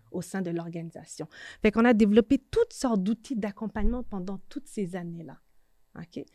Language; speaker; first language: French; native; French